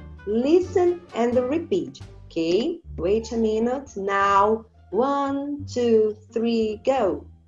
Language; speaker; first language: English; non-native, learner; Portuguese